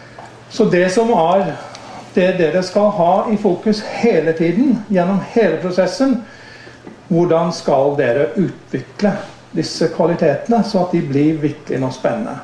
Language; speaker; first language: Norwegian; non-native, fluent; English